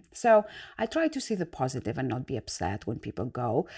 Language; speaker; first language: English; non-native, fluent; Greek